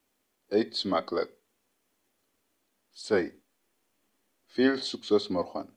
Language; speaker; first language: Dutch; non-native, fluent; Tigrinya